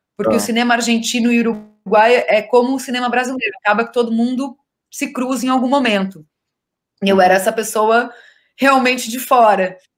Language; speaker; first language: Portuguese; native; Portuguese